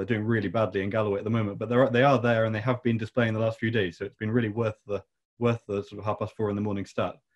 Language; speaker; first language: English; native; English